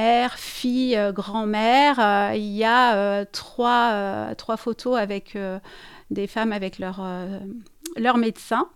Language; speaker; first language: French; native; French